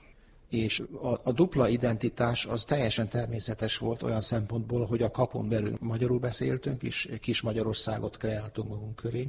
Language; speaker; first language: Hungarian; early bilingual, heritage; Hungarian